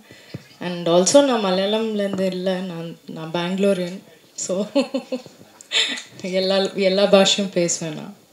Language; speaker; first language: Tamil; non-native, local second language; Malayalam